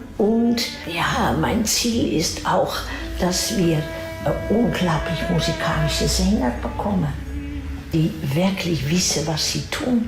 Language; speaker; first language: German; non-native, fluent; Dutch